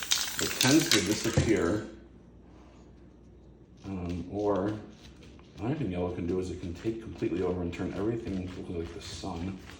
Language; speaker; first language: English; native; English